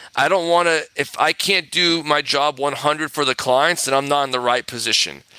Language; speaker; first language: English; native; English